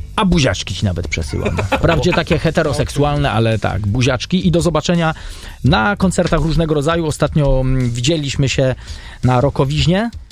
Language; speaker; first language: Polish; native; Polish